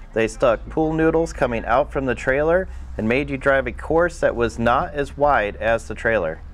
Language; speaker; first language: English; native; English